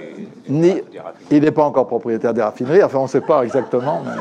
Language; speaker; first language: French; native; French